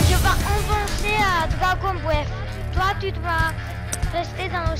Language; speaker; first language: French; non-native, learner; English